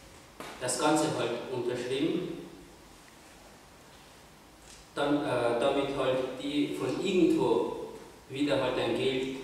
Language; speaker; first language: German; non-native, fluent; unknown